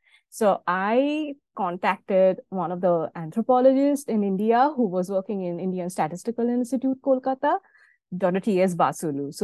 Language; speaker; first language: English; non-native, local second language; Bangla